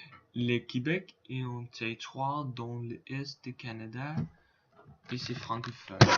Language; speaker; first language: French; non-native, learner; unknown